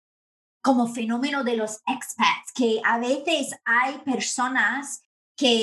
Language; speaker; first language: Spanish; non-native, fluent; English